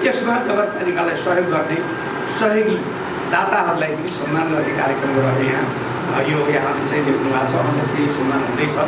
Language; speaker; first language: Nepali; native; Nepali